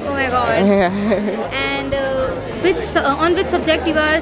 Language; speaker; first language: English; non-native, local second language; Hindi